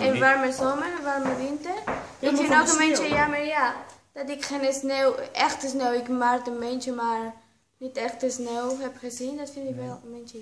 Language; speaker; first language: Dutch; non-native, learner; Spanish